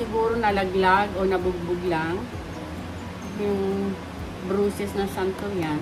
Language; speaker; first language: Filipino; native; Filipino